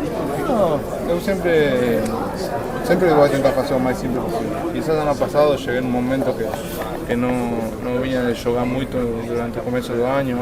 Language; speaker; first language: Portuguese; non-native, fluent; Spanish